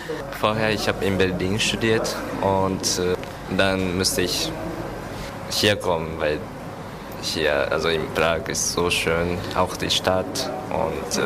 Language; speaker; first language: German; non-native, learner; Japanese